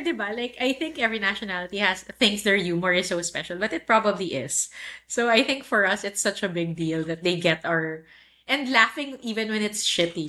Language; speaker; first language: English; non-native, local second language; Filipino